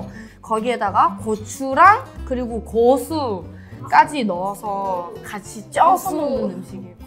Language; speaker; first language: Korean; non-native, fluent; Thai